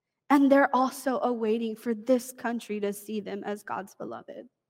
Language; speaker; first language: English; early bilingual, other home language; Spanish